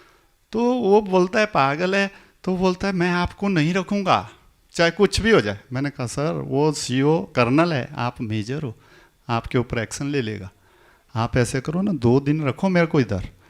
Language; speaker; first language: Hindi; native; Hindi